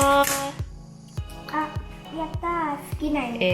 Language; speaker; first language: Japanese; early bilingual, heritage; Japanese